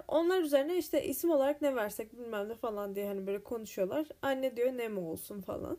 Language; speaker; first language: Turkish; native; Turkish